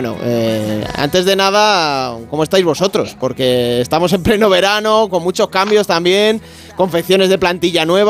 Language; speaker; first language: Spanish; native; Spanish